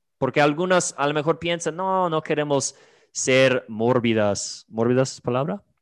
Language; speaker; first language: Spanish; non-native, fluent; English